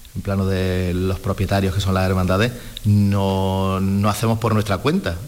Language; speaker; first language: Spanish; native; Spanish